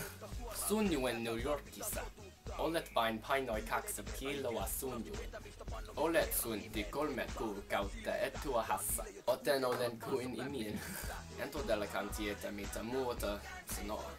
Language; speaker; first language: Finnish; non-native, learner; English